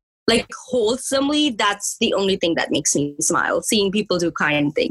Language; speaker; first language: English; early bilingual, other home language; Punjabi